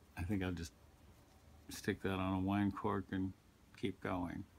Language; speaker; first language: English; native; English